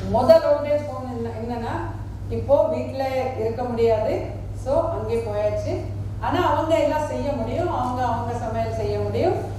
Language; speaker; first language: Tamil; non-native, fluent; Marathi